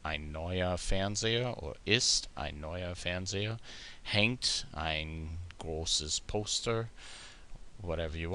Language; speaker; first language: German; non-native, fluent; English